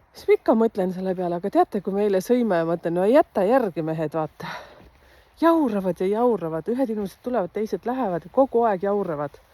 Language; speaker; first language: Estonian; native; Estonian